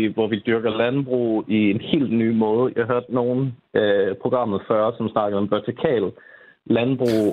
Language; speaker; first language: Danish; non-native, fluent; English